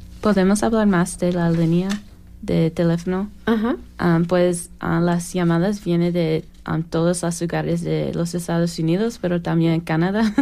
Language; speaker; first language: Spanish; non-native, learner; English